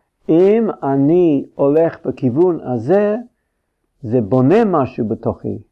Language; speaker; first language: Hebrew; non-native, fluent; English